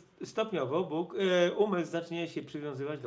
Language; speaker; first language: Polish; native; Polish